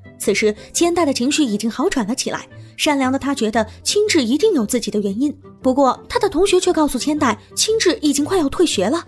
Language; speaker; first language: Chinese; native; Chinese